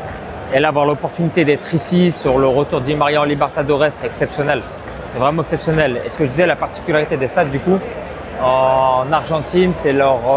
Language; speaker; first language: French; native; French